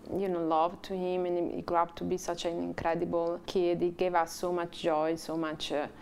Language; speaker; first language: English; non-native, learner; Italian